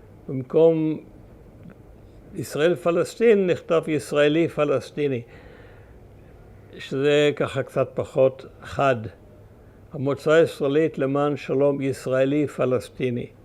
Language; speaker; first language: Hebrew; early bilingual, other home language; German